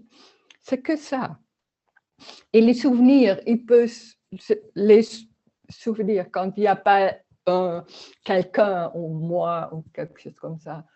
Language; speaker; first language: French; non-native, learner; Dutch